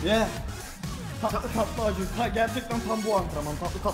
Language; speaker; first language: Turkish; native; Turkish